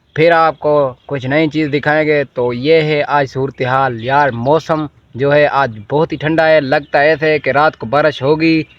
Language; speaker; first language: Urdu; non-native, local second language; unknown